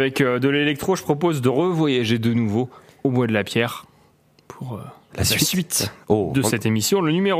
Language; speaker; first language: French; native; French